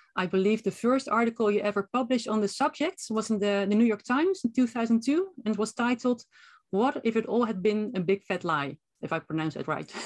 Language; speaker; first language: English; non-native, fluent; Dutch